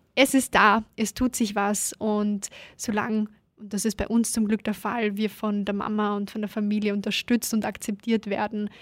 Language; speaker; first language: German; native; German